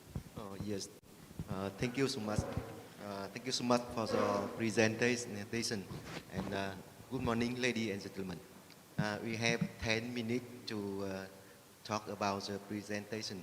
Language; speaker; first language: English; non-native, learner; Vietnamese